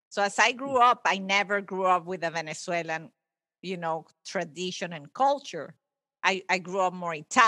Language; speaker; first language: English; non-native, fluent; Italian